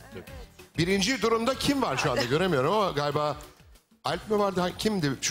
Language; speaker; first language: Turkish; native; Turkish